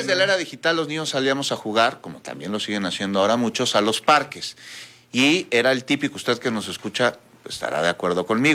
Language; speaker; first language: Spanish; native; Spanish